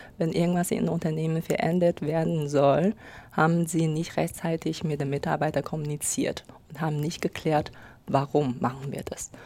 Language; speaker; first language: German; non-native, fluent; Chinese